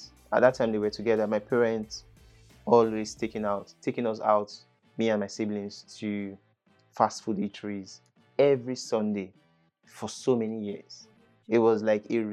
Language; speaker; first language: English; native; English